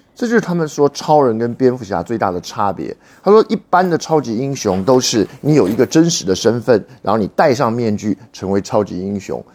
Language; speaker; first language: Chinese; native; Chinese